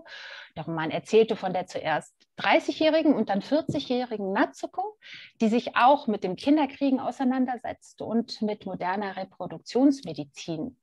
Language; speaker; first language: German; native; German